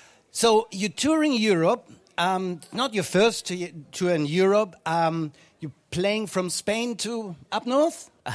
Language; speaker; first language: English; non-native, fluent; German